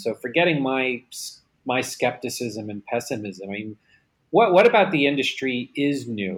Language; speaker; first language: English; native; English